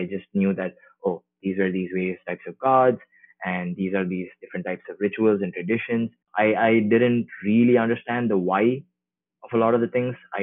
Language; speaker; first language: English; non-native, local second language; Tamil